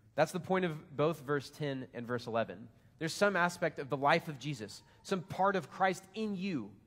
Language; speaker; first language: English; native; English